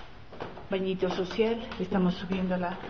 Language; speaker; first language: Spanish; native; Spanish